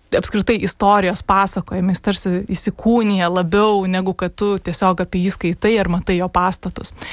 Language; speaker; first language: Lithuanian; native; Lithuanian